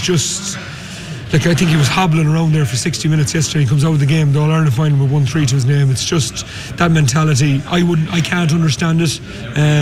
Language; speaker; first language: English; native; English